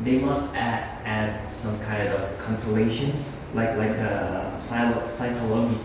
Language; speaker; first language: English; non-native, fluent; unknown